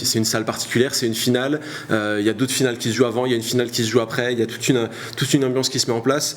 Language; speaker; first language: French; native; French